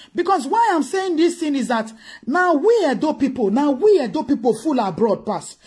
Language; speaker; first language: English; non-native, local second language; Bini